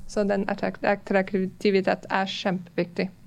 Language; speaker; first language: Norwegian; non-native, fluent; English